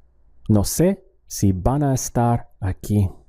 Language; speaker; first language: Spanish; non-native, fluent; English